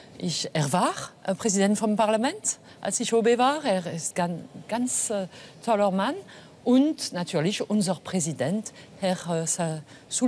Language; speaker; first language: German; non-native, fluent; French